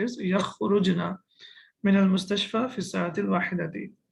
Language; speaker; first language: Arabic; non-native, fluent; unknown